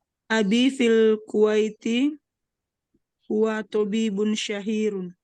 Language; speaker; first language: Arabic; non-native, learner; Indonesian